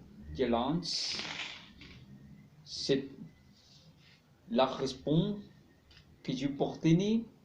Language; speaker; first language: French; non-native, learner; Spanish